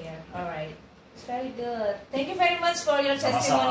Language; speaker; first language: English; non-native, learner; Indonesian